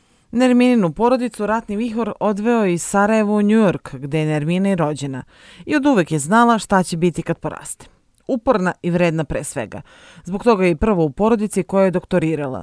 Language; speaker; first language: Serbian; native; Serbian